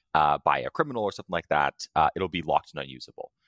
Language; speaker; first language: English; native; English